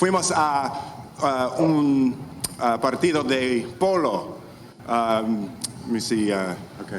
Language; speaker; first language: Spanish; non-native, learner; English